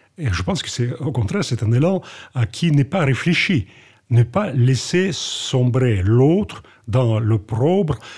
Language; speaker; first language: French; non-native, fluent; Russian